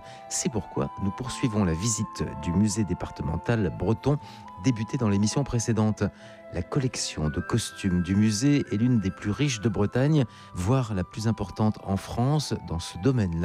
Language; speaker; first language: French; native; French